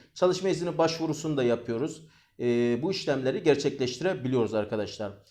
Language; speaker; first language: Turkish; native; Turkish